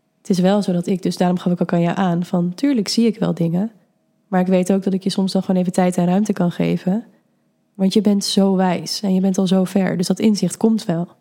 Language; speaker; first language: Dutch; native; Dutch